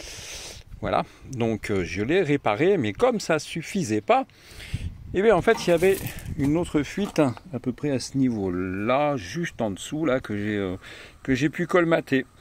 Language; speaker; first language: French; native; French